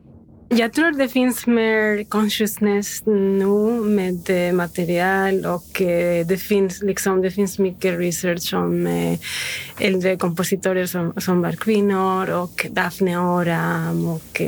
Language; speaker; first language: Swedish; non-native, fluent; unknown